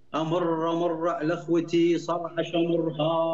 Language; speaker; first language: Arabic; native; Arabic